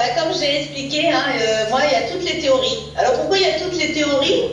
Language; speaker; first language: French; native; French